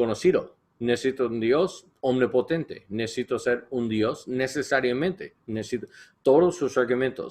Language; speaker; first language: Spanish; non-native, learner; English